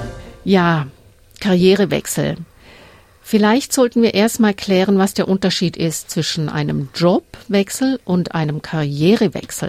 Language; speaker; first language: German; native; German